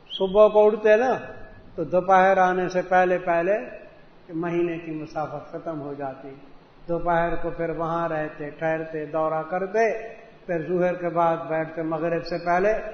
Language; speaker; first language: Urdu; non-native, local second language; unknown